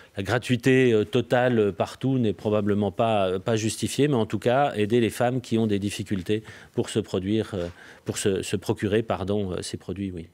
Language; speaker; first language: French; native; French